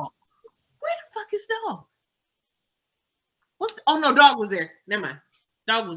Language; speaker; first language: English; native; English